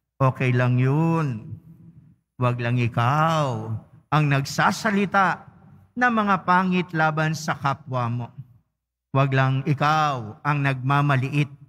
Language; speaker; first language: Filipino; native; Filipino